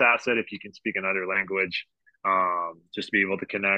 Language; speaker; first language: English; non-native, fluent; French